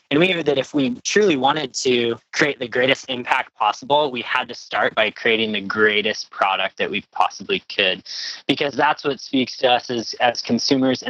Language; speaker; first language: English; native; English